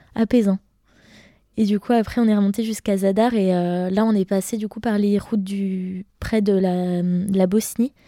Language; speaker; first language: French; native; French